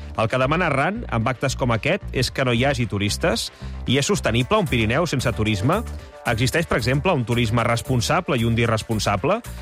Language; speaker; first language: Catalan; native; Catalan